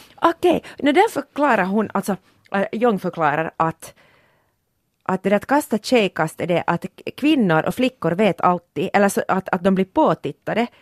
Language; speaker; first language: Swedish; native; Swedish